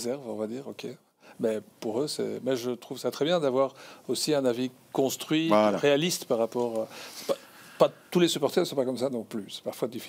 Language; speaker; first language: French; native; French